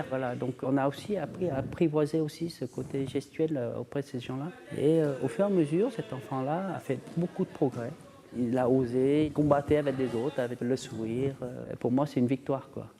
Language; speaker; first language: French; native; French